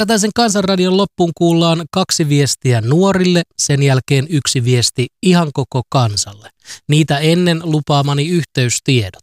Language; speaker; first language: Finnish; native; Finnish